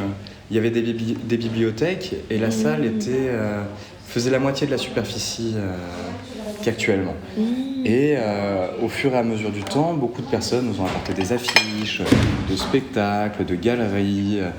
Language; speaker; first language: French; native; French